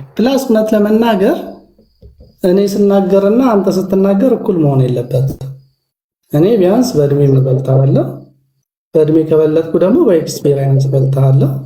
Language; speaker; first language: Amharic; native; Amharic